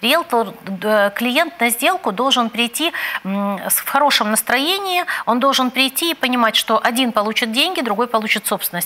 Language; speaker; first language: Russian; native; Russian